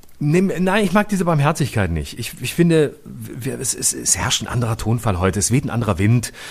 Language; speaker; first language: German; native; German